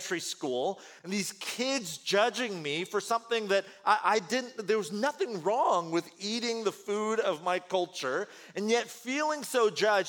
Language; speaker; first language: English; early bilingual, other home language; Korean